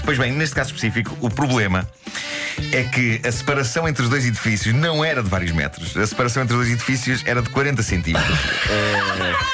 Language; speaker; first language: Portuguese; native; Portuguese